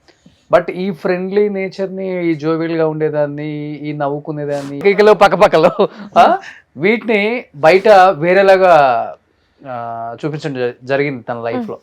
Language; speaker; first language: Telugu; native; Telugu